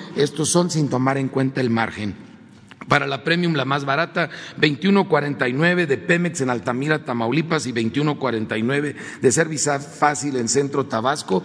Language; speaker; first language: Spanish; native; Spanish